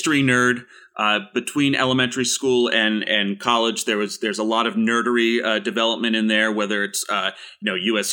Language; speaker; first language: English; native; English